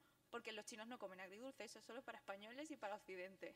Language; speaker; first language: Spanish; early bilingual, other home language; Chinese